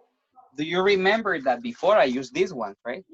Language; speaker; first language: English; non-native, fluent; Spanish